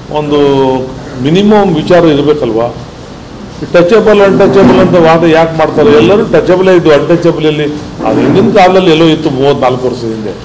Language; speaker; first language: Kannada; non-native, local second language; Lambadi